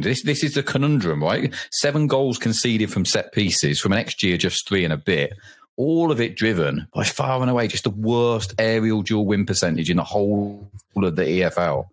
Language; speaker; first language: English; native; English